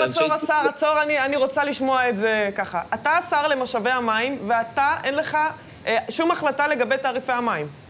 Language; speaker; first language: Hebrew; native; Hebrew